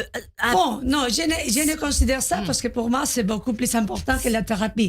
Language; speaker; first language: French; non-native, learner; Spanish